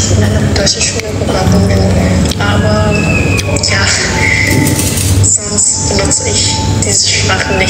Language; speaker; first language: German; non-native, fluent; Indonesian